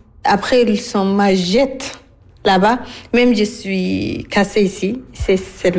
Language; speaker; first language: French; non-native, learner; Arabic